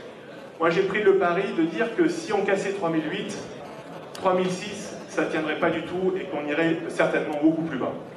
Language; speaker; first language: French; native; French